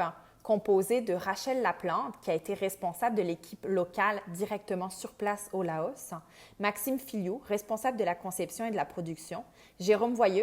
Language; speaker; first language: French; native; French